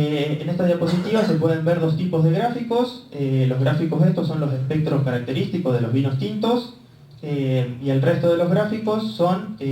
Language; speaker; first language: Spanish; native; Spanish